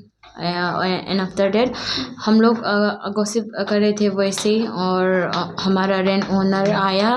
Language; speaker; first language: Hindi; non-native, local second language; Kok Borok